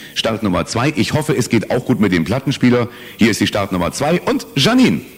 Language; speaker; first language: German; native; German